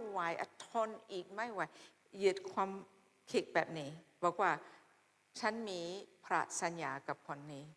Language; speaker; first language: Thai; non-native, fluent; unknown